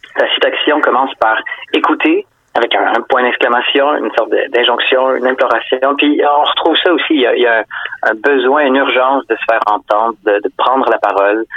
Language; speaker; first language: French; native; French